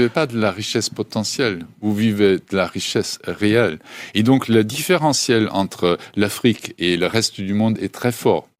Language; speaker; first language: French; native; French